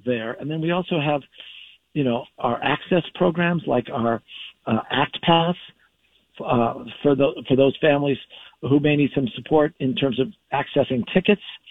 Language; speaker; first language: English; native; English